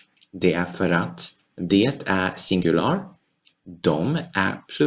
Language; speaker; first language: Swedish; non-native, fluent; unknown